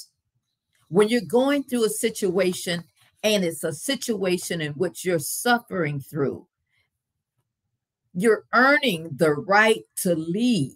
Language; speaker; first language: English; native; English